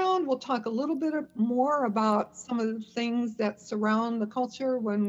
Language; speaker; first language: English; native; English